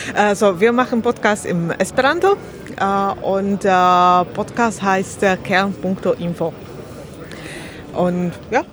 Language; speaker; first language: German; non-native, learner; Slovak